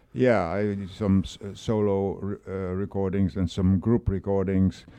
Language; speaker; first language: English; non-native, fluent; Dutch